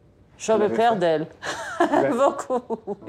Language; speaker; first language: French; non-native, learner; Spanish